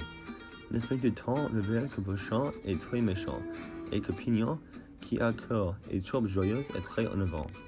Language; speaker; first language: French; non-native, learner; English